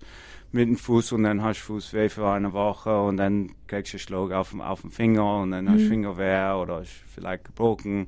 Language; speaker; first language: German; non-native, learner; English